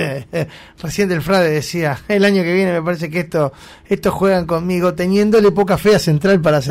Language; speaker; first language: Spanish; native; Spanish